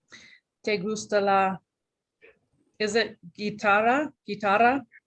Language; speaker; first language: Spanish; non-native, learner; English